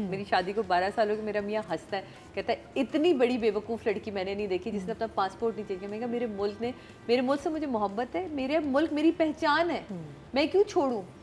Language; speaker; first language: Urdu; native; Urdu